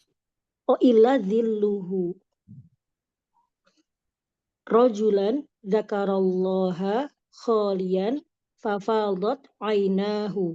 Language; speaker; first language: Arabic; non-native, learner; Indonesian